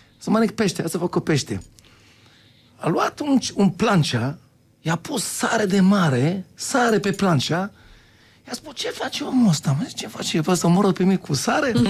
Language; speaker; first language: Romanian; non-native, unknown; Hebrew